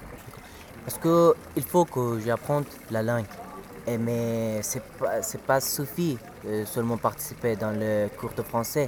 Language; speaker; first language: French; non-native, learner; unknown